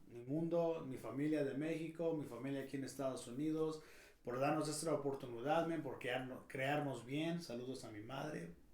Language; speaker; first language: Spanish; early bilingual, heritage; Spanish